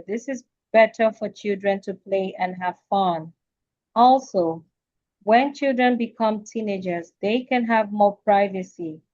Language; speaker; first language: English; non-native, fluent; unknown